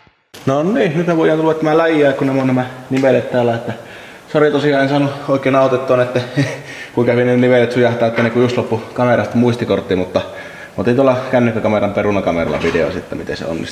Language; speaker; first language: Finnish; native; Finnish